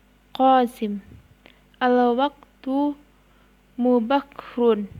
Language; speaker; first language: Arabic; non-native, learner; Indonesian